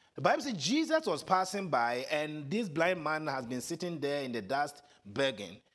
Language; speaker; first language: English; non-native, local second language; Akan